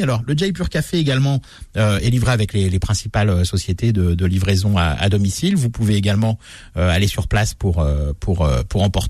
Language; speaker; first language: French; native; French